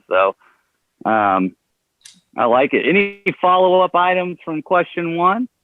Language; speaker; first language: English; native; English